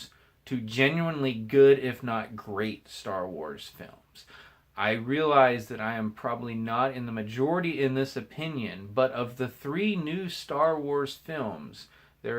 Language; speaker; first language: English; native; English